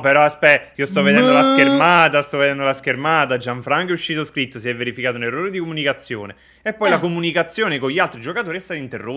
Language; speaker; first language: Italian; native; Italian